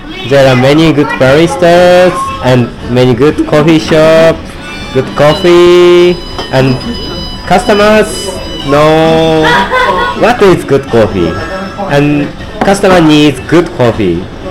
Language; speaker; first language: English; non-native, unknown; Japanese